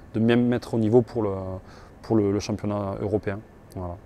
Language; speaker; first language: French; native; French